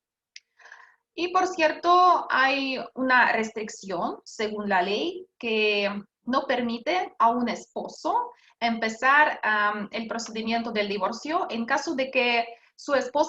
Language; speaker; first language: Spanish; non-native, fluent; Russian